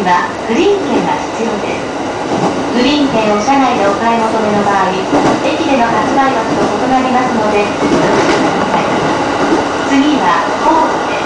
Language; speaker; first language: Japanese; native; Japanese